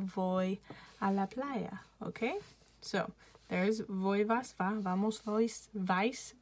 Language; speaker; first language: Spanish; non-native, fluent; English